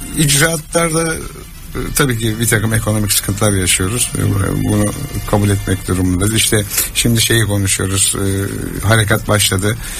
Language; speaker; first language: Turkish; native; Turkish